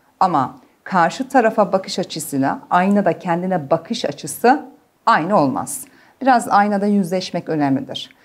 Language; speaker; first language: Turkish; early bilingual, heritage; Turkish